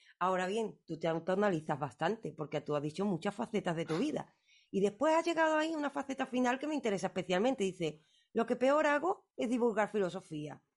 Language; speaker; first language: Spanish; native; Spanish